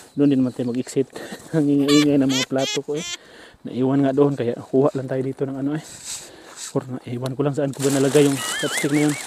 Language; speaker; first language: Filipino; non-native, local second language; Cebuano